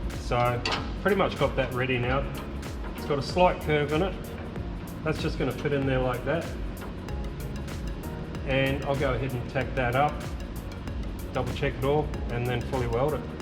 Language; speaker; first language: English; native; English